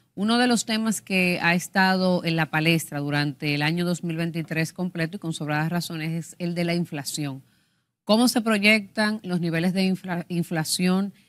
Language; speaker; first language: Spanish; native; Spanish